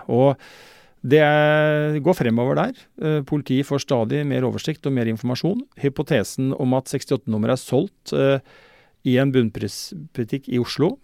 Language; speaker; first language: Norwegian; native; Norwegian